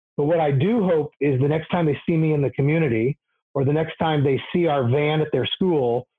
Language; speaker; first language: English; native; English